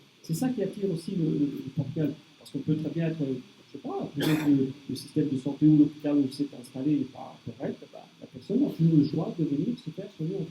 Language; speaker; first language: French; native; French